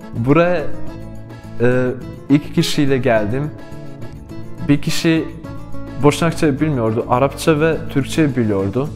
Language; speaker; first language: Turkish; non-native, fluent; Bosnian